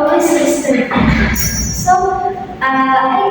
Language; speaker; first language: English; non-native, learner; Indonesian